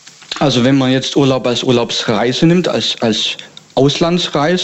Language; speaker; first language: German; native; German